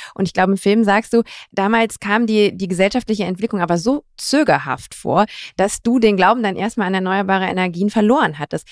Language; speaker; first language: German; native; German